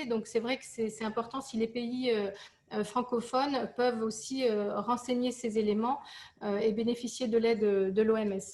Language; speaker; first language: French; native; French